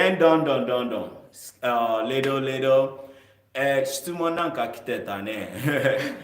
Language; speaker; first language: Japanese; non-native, learner; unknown